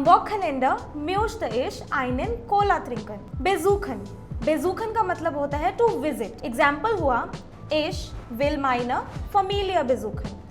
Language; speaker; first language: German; non-native, fluent; Hindi